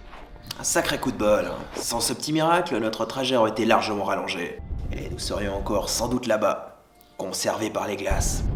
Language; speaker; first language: French; native; French